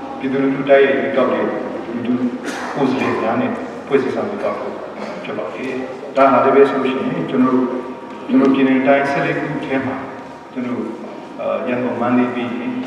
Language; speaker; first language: Burmese; non-native, local second language; Hakha Chin